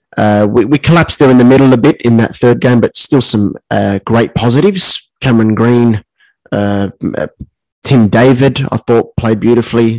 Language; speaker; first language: English; native; English